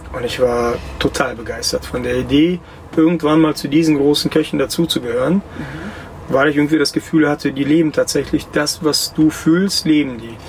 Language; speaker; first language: German; early bilingual, other home language; Russian